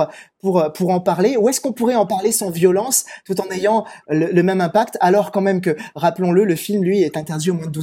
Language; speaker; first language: French; native; French